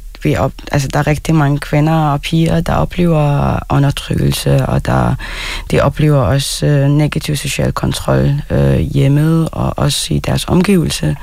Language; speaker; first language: Danish; early bilingual, other home language; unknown